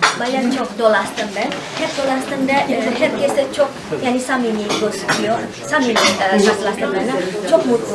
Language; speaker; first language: Turkish; non-native, learner; Indonesian